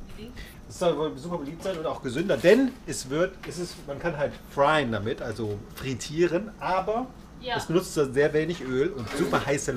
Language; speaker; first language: German; native; German